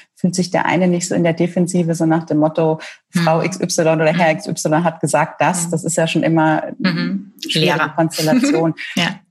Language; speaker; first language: German; native; German